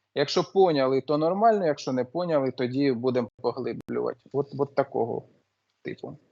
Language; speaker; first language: Ukrainian; non-native, local second language; Russian